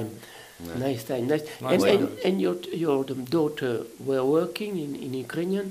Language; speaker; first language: English; non-native, learner; French